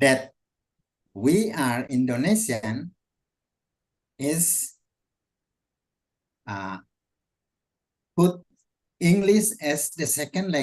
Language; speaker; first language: English; non-native, fluent; Indonesian